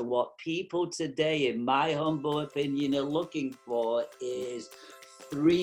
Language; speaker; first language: English; native; English